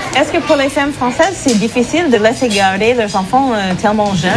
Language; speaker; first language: French; non-native, fluent; English